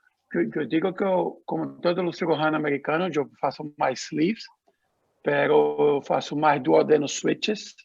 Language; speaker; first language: Spanish; non-native, learner; Portuguese